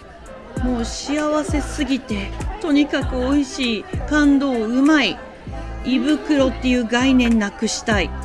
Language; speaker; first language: Japanese; native; Japanese